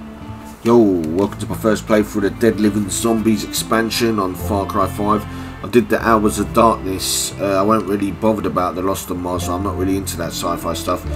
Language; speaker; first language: English; native; English